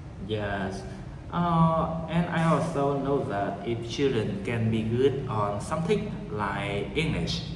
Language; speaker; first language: English; non-native, learner; Vietnamese